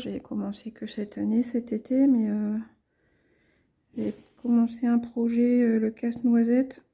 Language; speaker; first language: French; native; French